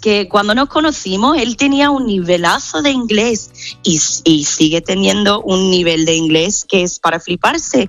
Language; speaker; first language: Spanish; non-native, fluent; English